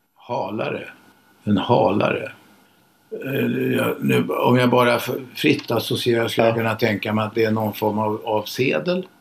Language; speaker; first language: Swedish; native; Swedish